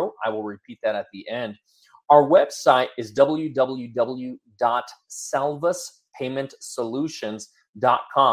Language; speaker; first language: English; native; English